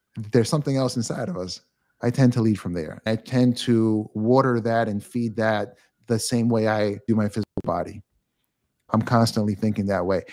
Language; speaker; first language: English; native; English